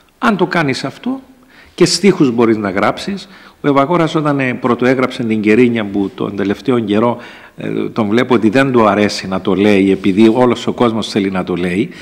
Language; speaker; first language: Greek; native; Greek